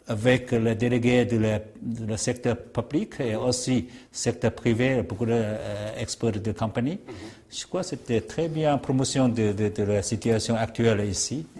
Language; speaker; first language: French; non-native, learner; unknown